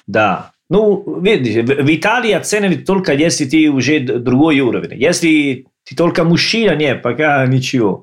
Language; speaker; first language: Russian; non-native, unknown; Italian